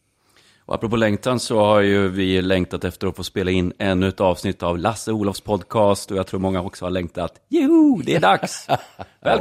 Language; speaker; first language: Swedish; native; Swedish